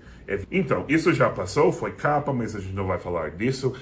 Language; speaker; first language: Portuguese; non-native, fluent; English